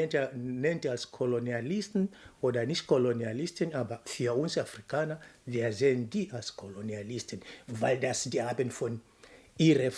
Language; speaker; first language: German; non-native, fluent; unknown